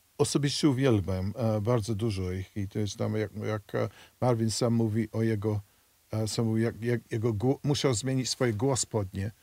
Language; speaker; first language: Polish; non-native, fluent; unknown